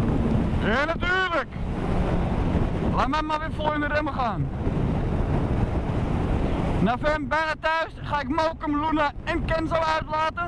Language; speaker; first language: Dutch; native; Dutch